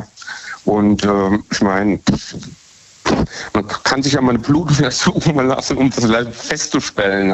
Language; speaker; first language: German; native; German